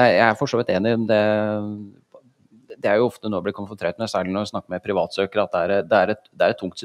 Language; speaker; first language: Norwegian; native; Norwegian